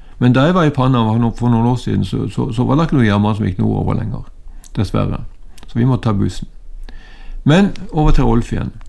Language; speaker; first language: Norwegian; native; Norwegian